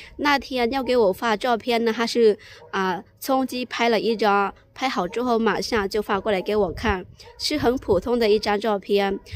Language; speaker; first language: Chinese; non-native, fluent; Lao